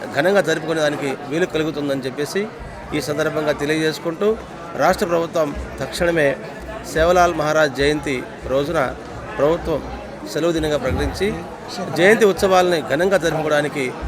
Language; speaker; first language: Telugu; non-native, local second language; Lambadi